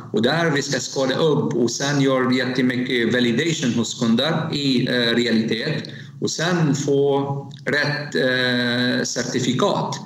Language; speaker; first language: Swedish; non-native, learner; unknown